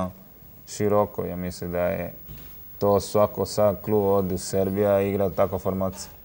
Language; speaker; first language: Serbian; non-native, learner; Spanish